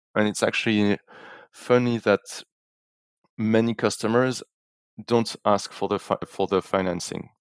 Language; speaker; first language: English; non-native, fluent; French